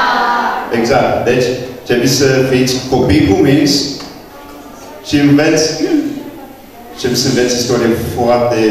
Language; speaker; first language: Romanian; non-native, fluent; English